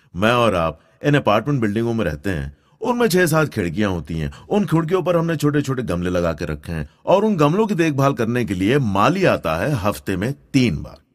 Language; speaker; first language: Hindi; non-native, local second language; Gujarati